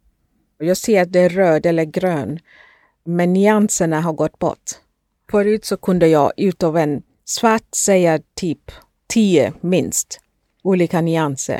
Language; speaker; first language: Swedish; non-native, fluent; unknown